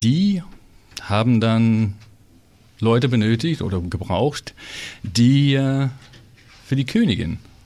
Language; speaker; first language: German; non-native, fluent; English